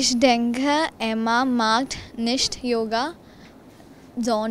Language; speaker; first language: German; non-native, learner; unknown